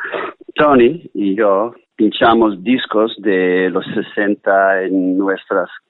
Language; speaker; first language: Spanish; non-native, learner; English